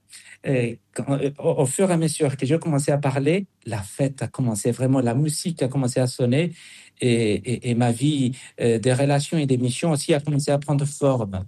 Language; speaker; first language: French; non-native, fluent; Spanish